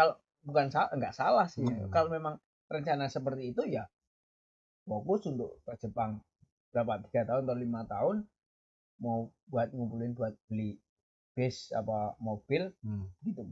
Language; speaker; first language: Indonesian; native; Indonesian